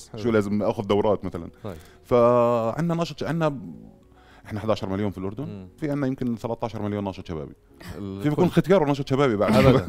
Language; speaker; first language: Arabic; native; Arabic